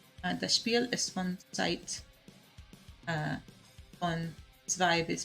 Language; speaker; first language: German; non-native, learner; English